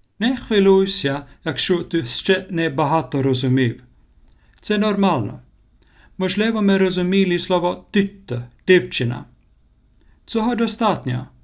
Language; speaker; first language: Ukrainian; non-native, learner; Finnish